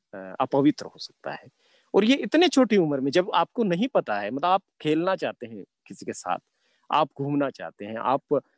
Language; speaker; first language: Hindi; native; Hindi